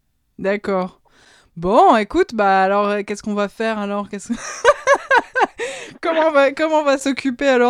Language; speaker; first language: French; native; French